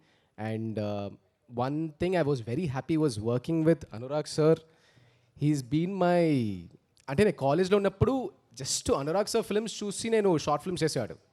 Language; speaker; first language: Telugu; early bilingual, heritage; Telugu